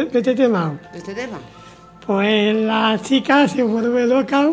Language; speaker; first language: Spanish; native; Spanish